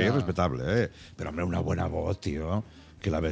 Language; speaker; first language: Spanish; native; Spanish